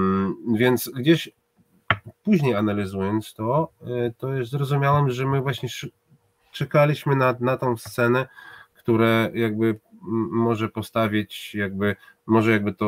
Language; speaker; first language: Polish; non-native, fluent; Hebrew